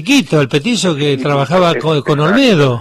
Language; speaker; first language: Spanish; native; Spanish